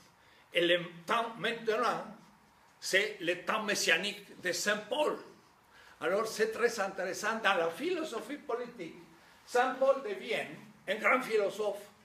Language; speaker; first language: French; non-native, fluent; Spanish